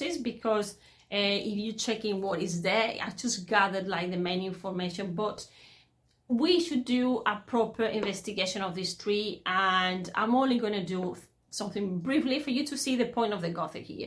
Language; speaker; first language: English; non-native, fluent; Spanish